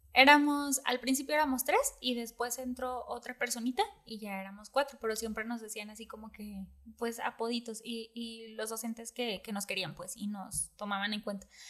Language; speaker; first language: Spanish; native; Spanish